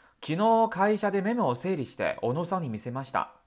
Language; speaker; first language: Japanese; non-native, fluent; Chinese